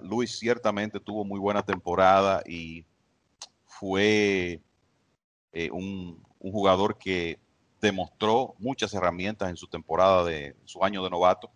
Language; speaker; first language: Spanish; native; Spanish